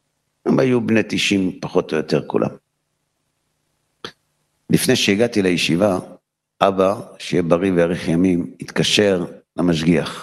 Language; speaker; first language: Hebrew; native; Hebrew